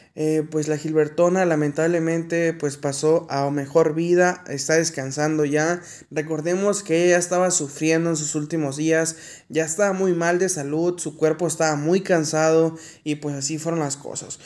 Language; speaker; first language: Spanish; native; Spanish